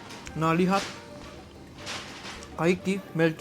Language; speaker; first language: Finnish; non-native, learner; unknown